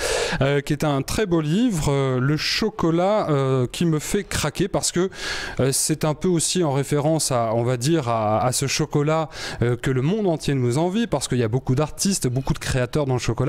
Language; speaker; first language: French; native; French